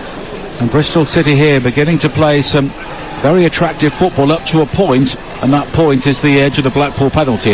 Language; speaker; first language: English; native; English